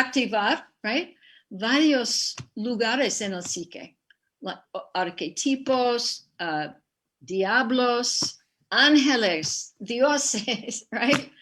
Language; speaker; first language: Spanish; non-native, fluent; English